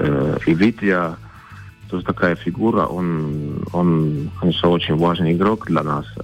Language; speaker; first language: Russian; non-native, fluent; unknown